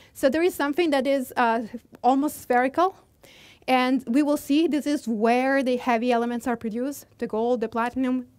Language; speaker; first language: English; non-native, fluent; Italian